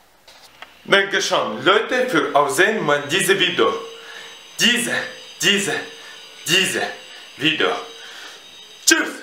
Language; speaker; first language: German; non-native, learner; Russian